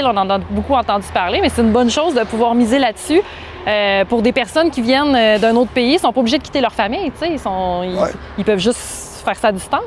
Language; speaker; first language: French; native; French